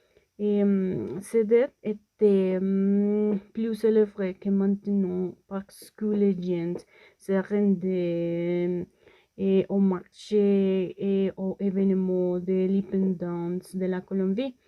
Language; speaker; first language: French; non-native, learner; Spanish